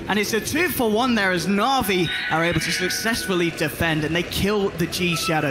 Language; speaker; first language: English; native; English